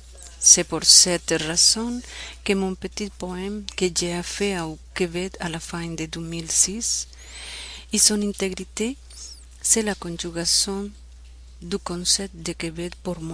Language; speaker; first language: French; non-native, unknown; Spanish